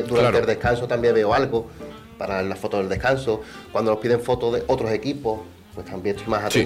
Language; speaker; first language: Spanish; native; Spanish